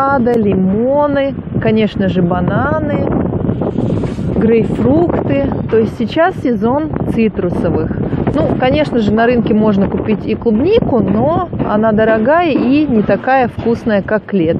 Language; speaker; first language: Russian; native; Russian